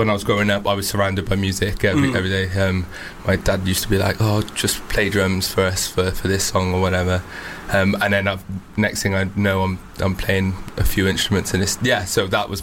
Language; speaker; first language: English; native; English